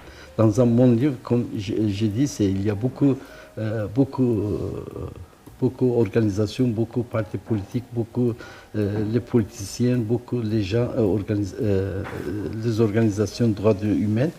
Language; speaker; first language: French; non-native, learner; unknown